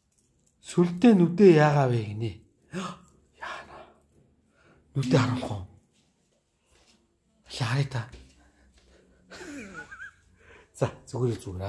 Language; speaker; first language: Mongolian; native; Mongolian